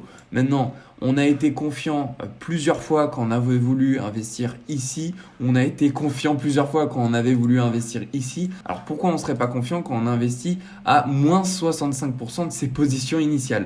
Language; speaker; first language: French; native; French